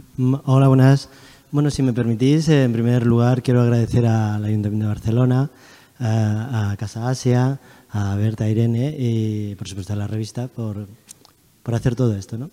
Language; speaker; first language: Spanish; early bilingual, other home language; Chinese